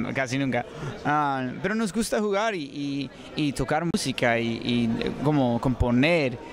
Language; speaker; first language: Spanish; non-native, fluent; English